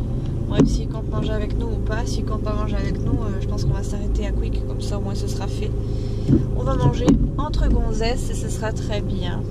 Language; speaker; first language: French; native; French